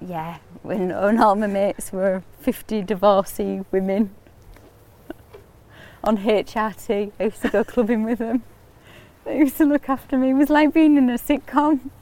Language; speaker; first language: English; native; English